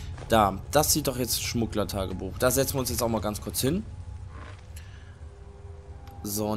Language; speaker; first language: German; native; German